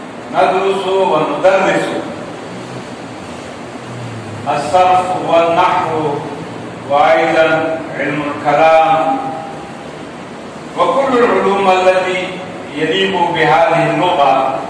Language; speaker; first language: Arabic; non-native, learner; Urdu